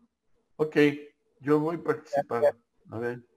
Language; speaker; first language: Spanish; non-native, learner; Portuguese